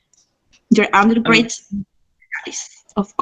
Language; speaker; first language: English; non-native, fluent; Spanish